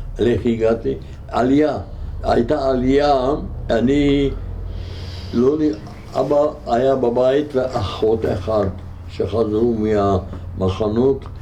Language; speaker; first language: Hebrew; non-native, fluent; Hungarian